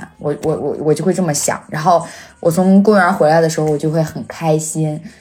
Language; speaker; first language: Chinese; native; Chinese